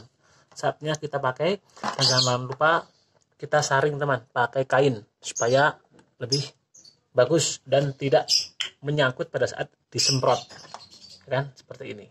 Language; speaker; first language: Indonesian; native; Indonesian